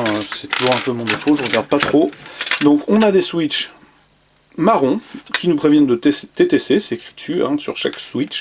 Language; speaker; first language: French; native; French